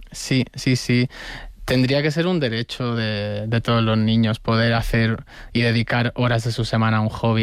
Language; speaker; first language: Spanish; native; Spanish